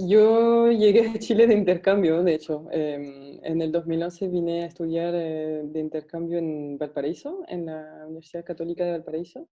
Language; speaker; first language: Spanish; non-native, fluent; French